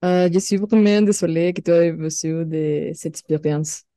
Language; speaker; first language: French; non-native, learner; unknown